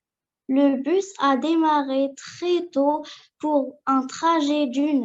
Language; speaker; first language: French; non-native, learner; Arabic